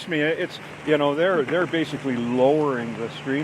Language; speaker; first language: English; native; English